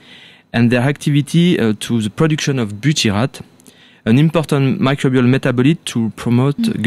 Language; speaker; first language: English; non-native, fluent; French